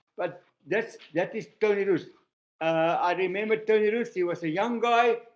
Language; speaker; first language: English; non-native, local second language; Afrikaans